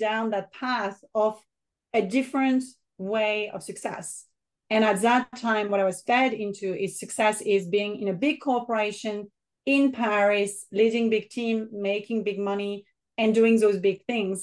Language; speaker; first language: English; non-native, fluent; French